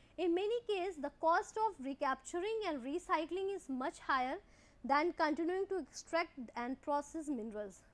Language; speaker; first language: English; non-native, local second language; Hindi